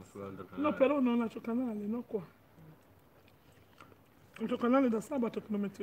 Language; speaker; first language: Italian; non-native, learner; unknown